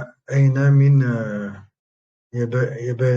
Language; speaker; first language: Arabic; non-native, learner; French